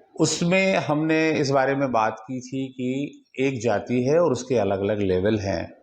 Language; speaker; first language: Hindi; native; Hindi